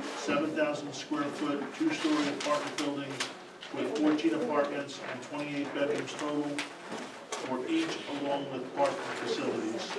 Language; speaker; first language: English; native; English